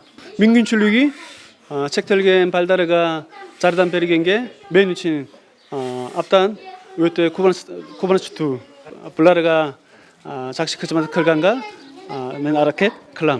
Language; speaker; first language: Kyrgyz; non-native, learner; Korean